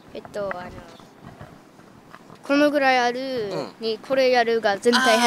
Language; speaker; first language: Japanese; non-native, learner; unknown